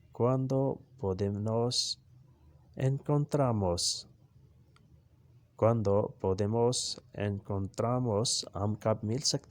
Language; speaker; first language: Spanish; non-native, learner; Urdu